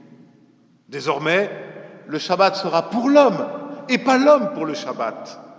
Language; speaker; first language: French; native; French